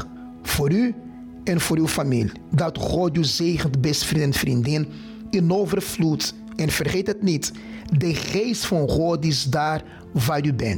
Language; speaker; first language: Dutch; non-native, fluent; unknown